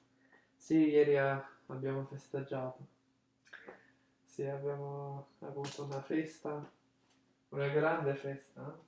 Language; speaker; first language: Italian; early bilingual, heritage; English